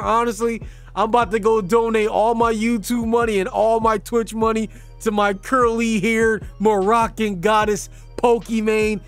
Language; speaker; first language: English; native; English